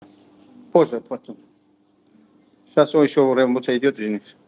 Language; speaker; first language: Russian; non-native, learner; Tajik